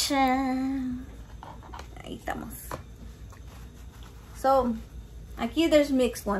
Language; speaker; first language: Spanish; early bilingual, heritage; Spanish